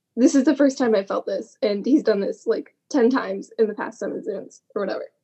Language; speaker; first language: English; native; English